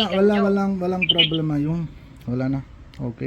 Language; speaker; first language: Filipino; non-native, learner; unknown